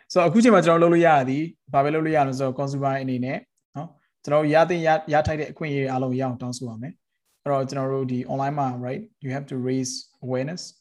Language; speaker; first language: Burmese; native; Burmese